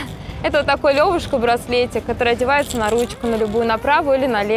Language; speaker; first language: Russian; native; Russian